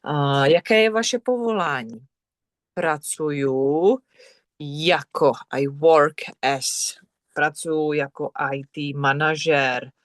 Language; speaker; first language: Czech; non-native, fluent; English